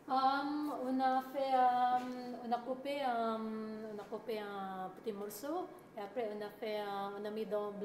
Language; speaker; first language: French; non-native, learner; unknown